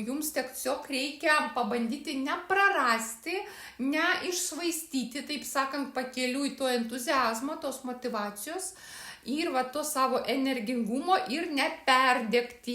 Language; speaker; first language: Lithuanian; native; Lithuanian